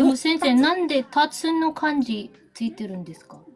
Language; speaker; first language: Japanese; non-native, learner; Filipino